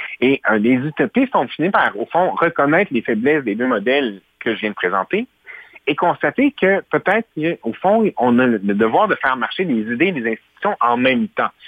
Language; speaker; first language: French; native; French